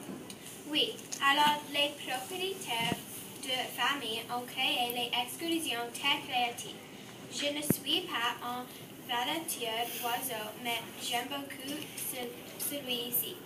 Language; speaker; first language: French; non-native, learner; English